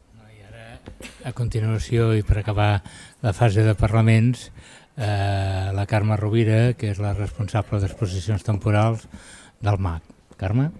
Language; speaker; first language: Catalan; native; Catalan